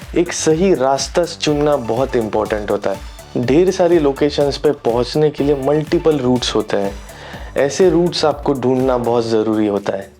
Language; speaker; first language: Hindi; non-native, local second language; Marathi